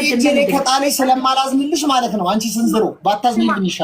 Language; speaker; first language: Amharic; native; Amharic